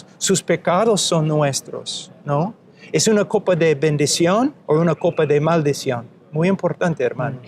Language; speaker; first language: Spanish; non-native, fluent; English